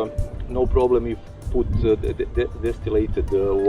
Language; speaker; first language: English; non-native, learner; Serbian